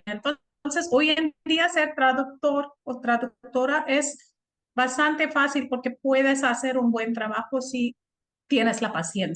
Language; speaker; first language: Spanish; non-native, fluent; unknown